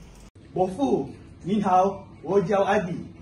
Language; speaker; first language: Chinese; non-native, learner; Malay